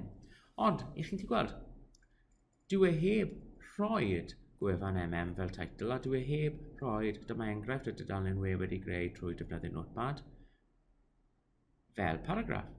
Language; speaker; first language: Welsh; non-native, local second language; English